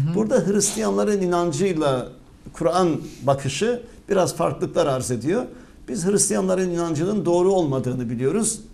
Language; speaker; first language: Turkish; native; Turkish